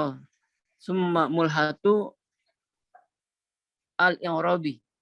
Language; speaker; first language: Arabic; non-native, learner; Indonesian